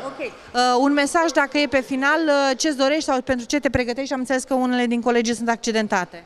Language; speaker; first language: Romanian; native; Romanian